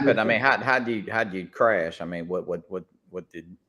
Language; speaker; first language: English; native; English